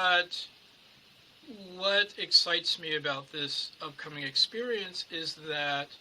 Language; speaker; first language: English; native; English